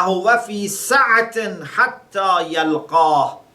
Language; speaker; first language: Arabic; non-native, fluent; Persian